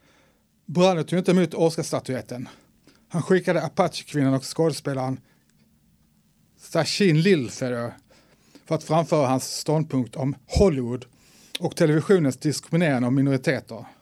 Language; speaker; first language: Swedish; native; Swedish